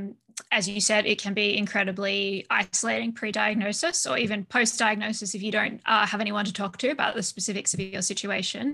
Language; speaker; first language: English; native; English